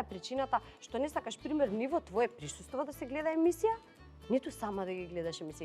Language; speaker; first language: Macedonian; native; Macedonian